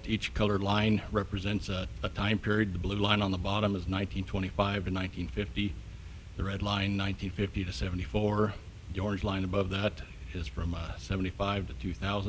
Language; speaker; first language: English; native; English